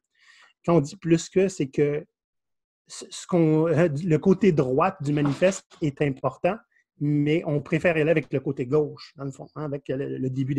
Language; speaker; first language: French; native; French